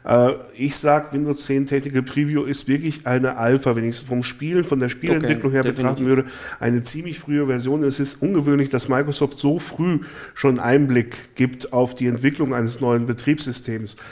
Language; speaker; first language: German; native; German